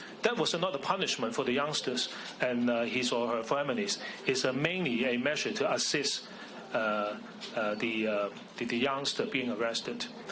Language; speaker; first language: English; non-native, local second language; Cantonese